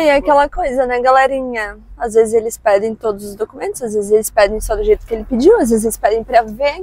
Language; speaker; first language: Portuguese; native; Portuguese